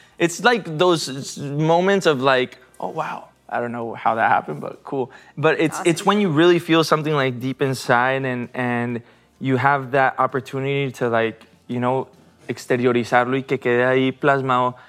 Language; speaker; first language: English; early bilingual, other home language; Spanish